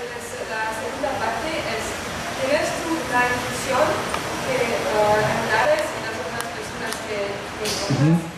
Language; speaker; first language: Spanish; non-native, learner; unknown